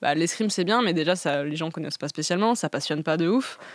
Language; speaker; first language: French; native; French